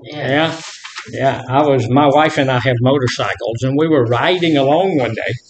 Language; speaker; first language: English; native; English